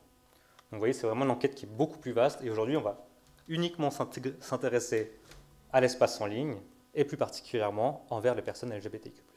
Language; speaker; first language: French; native; French